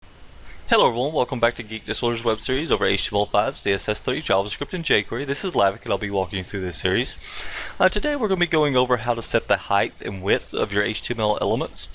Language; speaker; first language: English; native; English